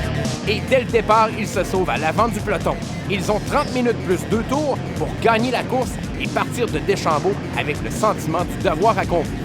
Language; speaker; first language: French; native; French